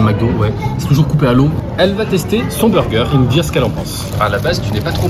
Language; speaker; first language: French; native; French